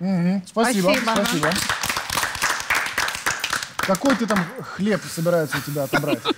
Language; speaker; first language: Russian; native; Russian